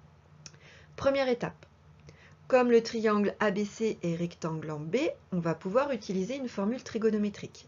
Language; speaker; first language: French; native; French